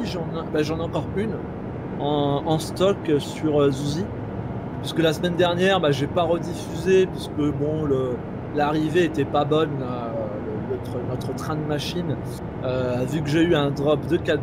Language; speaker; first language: French; native; French